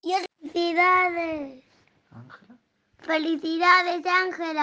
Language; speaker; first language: Spanish; native; Spanish